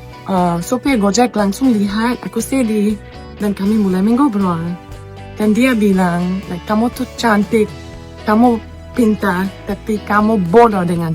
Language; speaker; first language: Indonesian; non-native, fluent; German